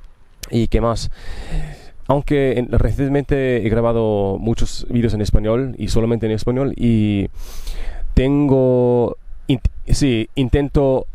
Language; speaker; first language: Spanish; non-native, learner; German